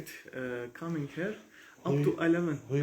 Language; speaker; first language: English; non-native, learner; Turkish